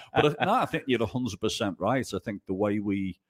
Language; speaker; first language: English; native; English